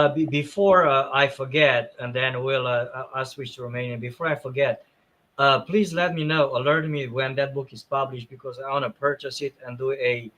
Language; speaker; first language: English; non-native, fluent; Romanian